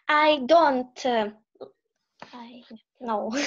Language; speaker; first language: English; non-native, learner; Russian